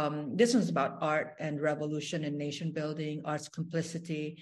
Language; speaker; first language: English; non-native, local second language; Waray